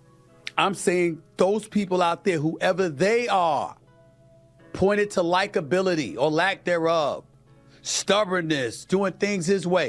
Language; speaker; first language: English; native; English